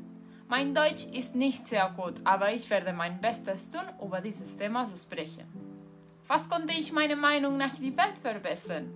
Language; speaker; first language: German; non-native, learner; Spanish